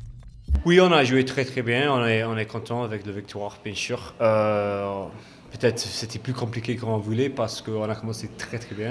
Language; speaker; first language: French; non-native, fluent; English